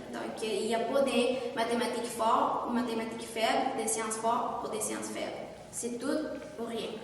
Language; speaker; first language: French; non-native, fluent; Spanish